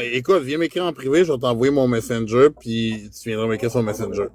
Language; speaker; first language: French; native; French